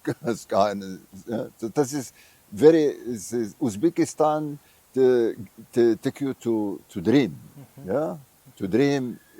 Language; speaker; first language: English; non-native, fluent; Arabic